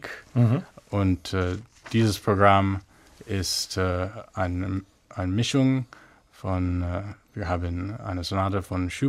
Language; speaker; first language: German; non-native, fluent; English